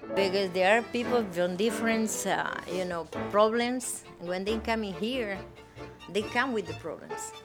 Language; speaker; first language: English; non-native, learner; Spanish